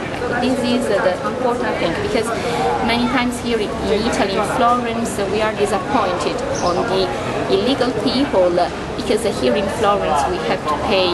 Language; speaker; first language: English; non-native, fluent; Italian